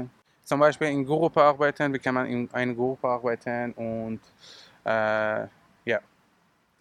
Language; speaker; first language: German; non-native, learner; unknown